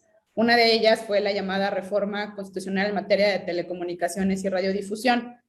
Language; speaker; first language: Spanish; native; Spanish